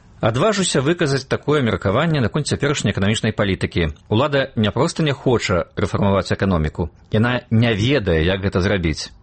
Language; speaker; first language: Belarusian; native; Belarusian